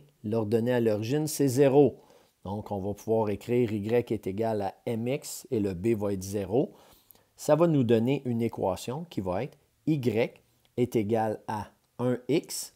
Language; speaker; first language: French; native; French